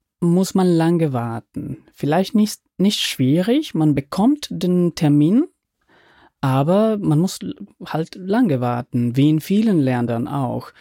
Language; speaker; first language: German; non-native, fluent; Spanish